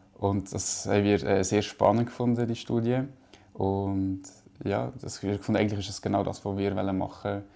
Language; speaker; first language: German; native; German